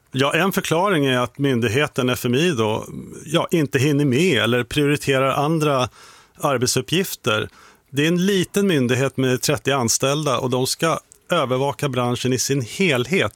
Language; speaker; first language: Swedish; native; Swedish